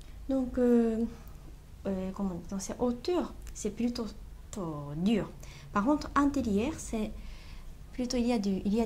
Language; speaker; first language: French; non-native, learner; Japanese